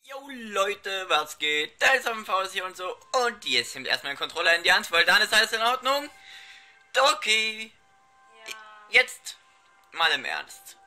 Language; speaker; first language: German; native; German